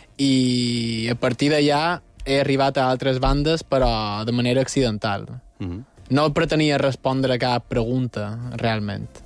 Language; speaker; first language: Catalan; early bilingual, other home language; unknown